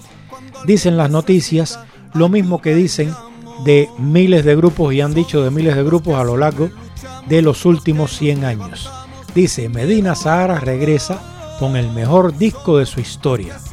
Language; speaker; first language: Spanish; native; Spanish